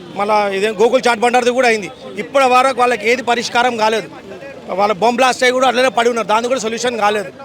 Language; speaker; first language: Telugu; native; Telugu